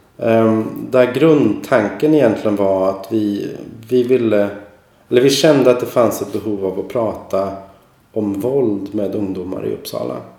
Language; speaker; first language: Swedish; native; Swedish